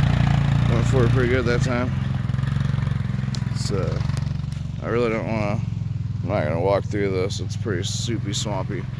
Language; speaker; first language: English; native; English